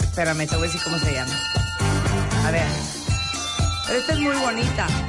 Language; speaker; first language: Spanish; native; Spanish